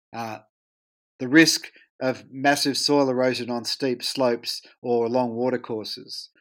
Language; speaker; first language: English; native; English